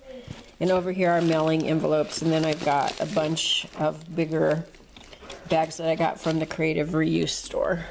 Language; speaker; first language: English; native; English